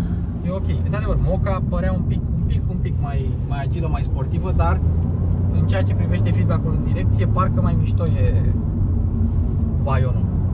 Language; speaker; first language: Romanian; native; Romanian